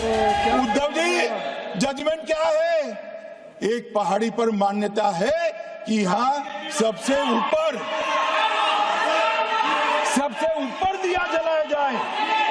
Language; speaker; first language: Hindi; native; Hindi